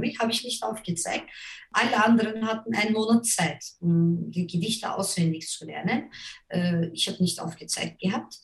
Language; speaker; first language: German; non-native, fluent; Turkish